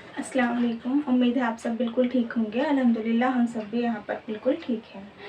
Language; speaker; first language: Urdu; native; Urdu